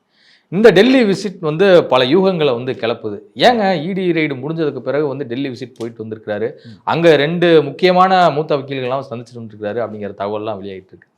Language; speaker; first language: Tamil; native; Tamil